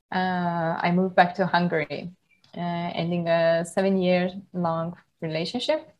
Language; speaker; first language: English; non-native, fluent; Hungarian